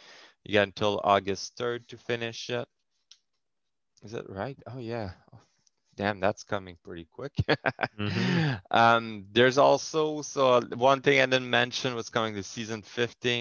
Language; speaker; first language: English; non-native, fluent; French